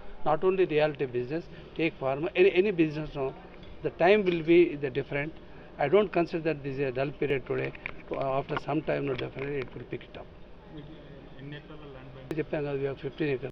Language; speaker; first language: English; non-native, local second language; Telugu